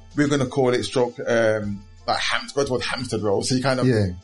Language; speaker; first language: English; native; English